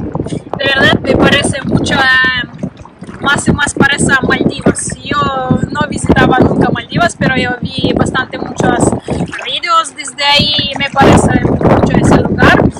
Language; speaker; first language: Spanish; non-native, learner; Russian